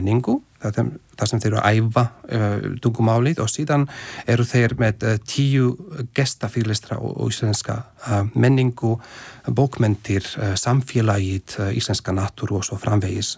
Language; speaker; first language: Icelandic; non-native, fluent; Slovak